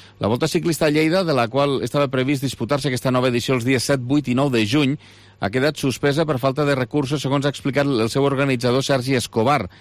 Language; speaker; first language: Catalan; native; Catalan